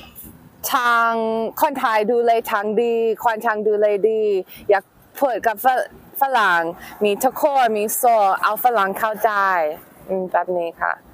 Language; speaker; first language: Thai; non-native, learner; English